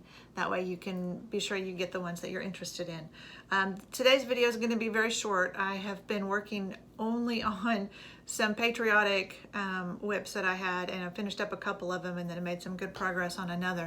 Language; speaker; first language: English; native; English